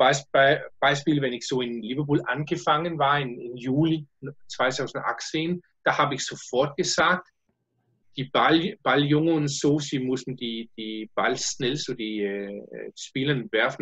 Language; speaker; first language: German; non-native, learner; Danish